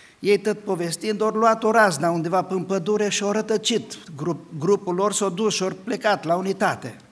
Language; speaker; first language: Romanian; non-native, local second language; Hungarian